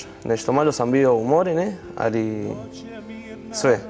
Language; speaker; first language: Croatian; early bilingual, heritage; Spanish